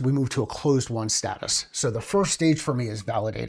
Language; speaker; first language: English; native; English